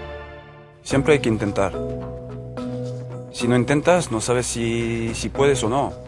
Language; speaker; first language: Spanish; non-native, fluent; French